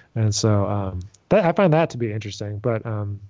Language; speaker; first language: English; native; English